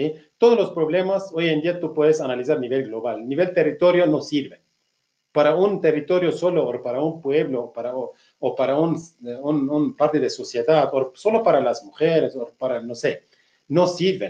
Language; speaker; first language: Spanish; non-native, fluent; Kurdish